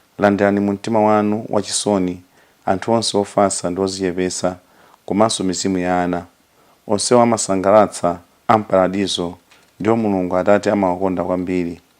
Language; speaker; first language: Nyanja; native; Nyanja